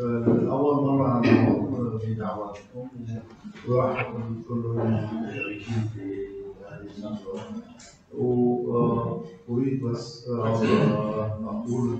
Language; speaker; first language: Arabic; non-native, fluent; Armenian